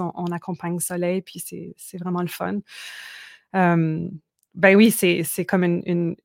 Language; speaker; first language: French; native; French